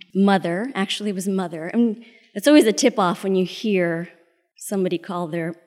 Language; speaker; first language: English; early bilingual, other home language; Spanish